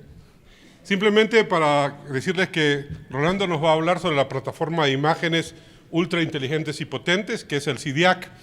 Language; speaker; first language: Spanish; native; Spanish